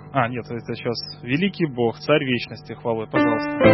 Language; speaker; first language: Russian; native; Russian